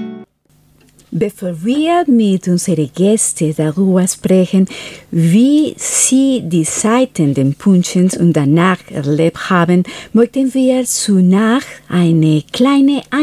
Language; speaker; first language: German; non-native, fluent; Spanish